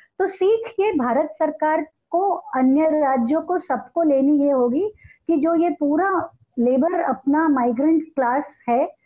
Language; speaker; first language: Hindi; non-native, local second language; Marathi